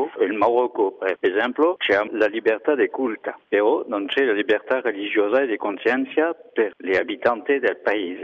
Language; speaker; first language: Italian; non-native, learner; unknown